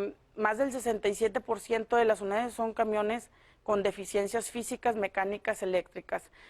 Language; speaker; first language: Spanish; native; Spanish